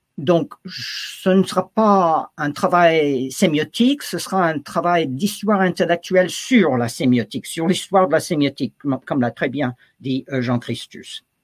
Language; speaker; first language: French; non-native, fluent; English